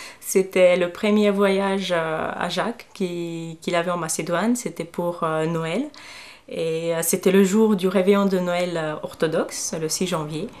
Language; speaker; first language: French; non-native, fluent; Macedonian